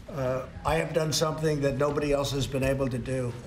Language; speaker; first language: English; native; English